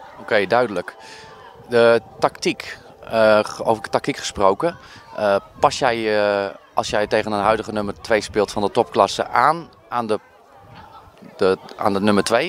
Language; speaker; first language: Dutch; native; Dutch